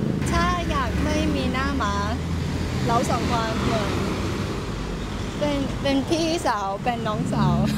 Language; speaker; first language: Thai; non-native, learner; Cantonese